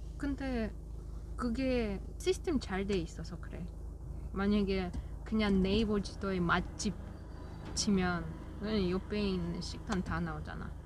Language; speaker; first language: Korean; non-native, learner; Russian